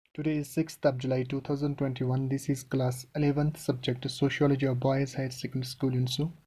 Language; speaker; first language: English; non-native, local second language; Kashmiri